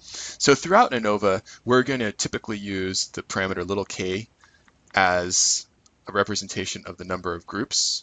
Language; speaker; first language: English; native; English